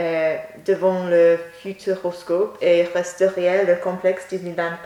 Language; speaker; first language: French; non-native, learner; English